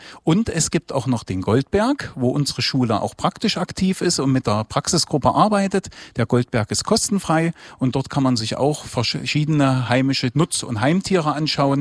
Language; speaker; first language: German; native; German